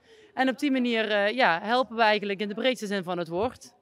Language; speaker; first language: Dutch; native; Dutch